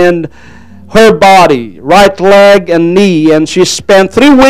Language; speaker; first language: English; non-native, local second language; Filipino